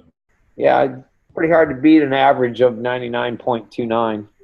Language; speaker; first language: English; native; English